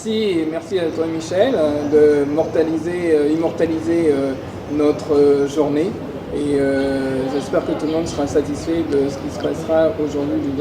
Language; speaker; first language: French; native; French